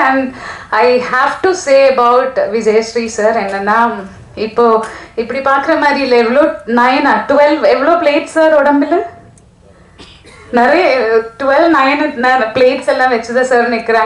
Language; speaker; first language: Tamil; non-native, fluent; Malayalam